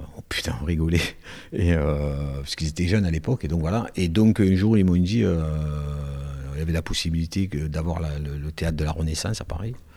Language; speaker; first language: French; native; French